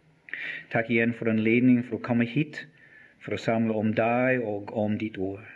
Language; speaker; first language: Norwegian; non-native, fluent; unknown